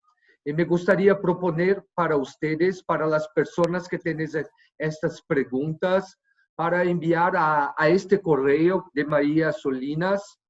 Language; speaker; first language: Spanish; non-native, fluent; Portuguese